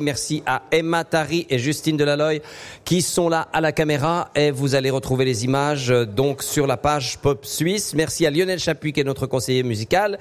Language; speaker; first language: French; native; French